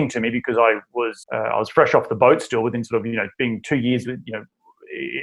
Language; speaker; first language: English; native; English